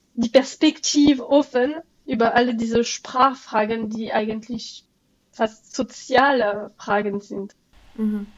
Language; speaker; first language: German; non-native, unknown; French